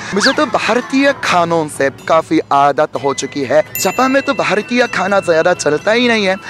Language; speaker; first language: Hindi; non-native, fluent; Japanese